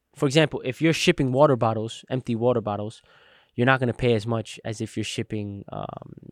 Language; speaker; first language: English; native; English